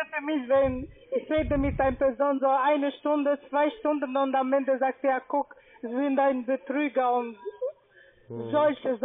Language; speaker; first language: German; non-native, fluent; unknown